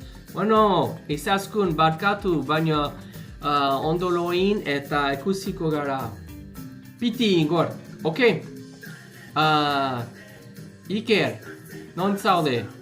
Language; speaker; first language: Basque; non-native, learner; English